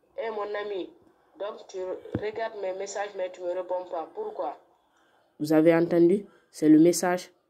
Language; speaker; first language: French; non-native, local second language; Fula